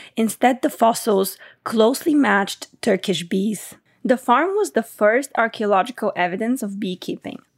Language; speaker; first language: English; non-native, fluent; Bulgarian